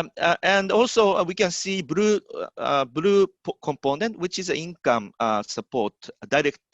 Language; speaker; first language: English; non-native, fluent; Japanese